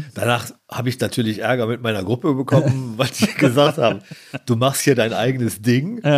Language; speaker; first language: German; native; German